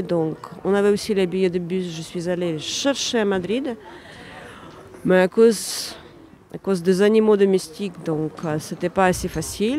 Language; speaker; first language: French; non-native, fluent; Ukrainian